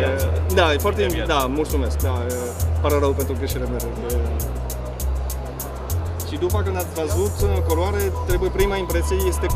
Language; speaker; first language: Romanian; non-native, fluent; French